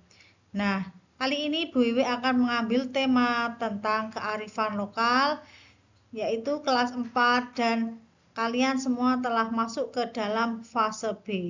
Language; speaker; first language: Indonesian; native; Indonesian